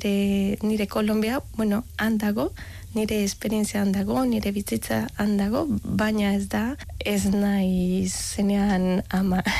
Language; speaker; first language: Basque; non-native, learner; Spanish